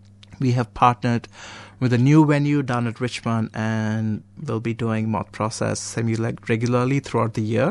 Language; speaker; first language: English; non-native, local second language; Konkani